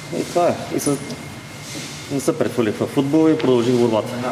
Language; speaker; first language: Bulgarian; native; Bulgarian